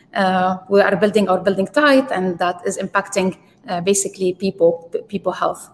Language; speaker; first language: English; non-native, fluent; Arabic